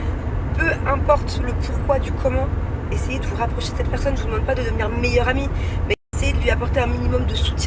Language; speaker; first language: French; native; French